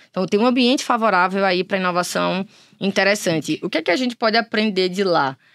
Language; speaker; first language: Portuguese; native; Portuguese